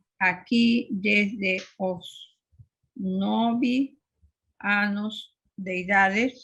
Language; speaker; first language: Portuguese; non-native, learner; Spanish